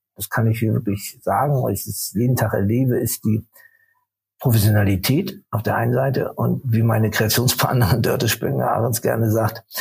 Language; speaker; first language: German; native; German